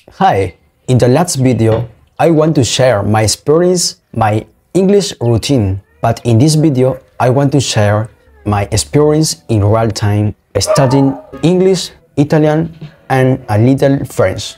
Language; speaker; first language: English; non-native, learner; Spanish